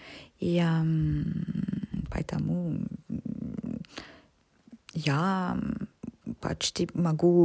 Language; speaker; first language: Russian; non-native, learner; French